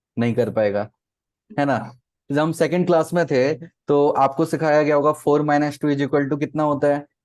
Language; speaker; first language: Hindi; native; Hindi